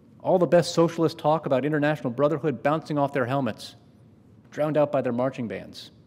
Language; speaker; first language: English; native; English